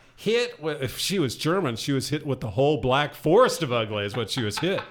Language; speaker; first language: English; native; English